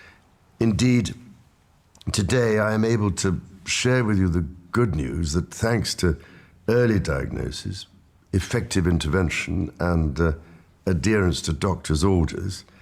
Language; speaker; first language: English; native; English